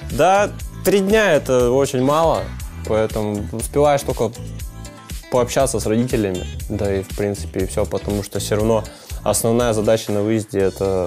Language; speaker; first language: Russian; native; Russian